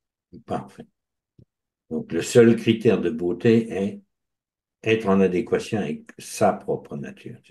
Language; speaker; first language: French; native; French